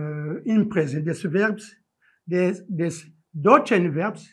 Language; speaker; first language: German; non-native, learner; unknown